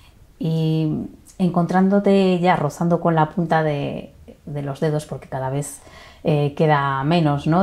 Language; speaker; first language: Spanish; native; Spanish